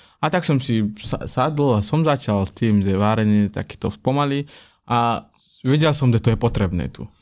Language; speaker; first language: Slovak; non-native, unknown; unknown